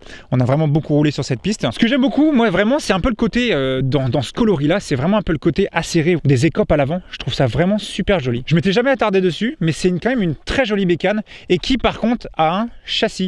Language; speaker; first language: French; native; French